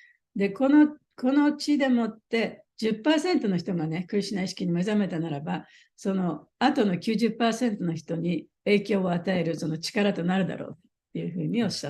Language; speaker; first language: Japanese; native; Japanese